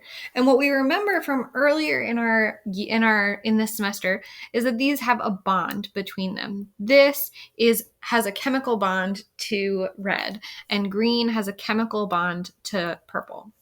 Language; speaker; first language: English; native; English